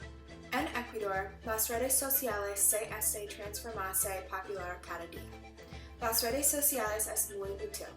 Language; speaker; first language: Spanish; non-native, learner; English